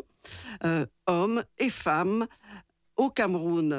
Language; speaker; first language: French; native; French